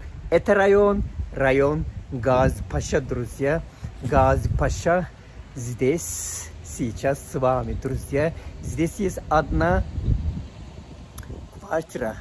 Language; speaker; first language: Russian; non-native, fluent; Turkish